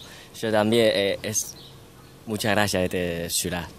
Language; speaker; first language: Spanish; non-native, learner; Chinese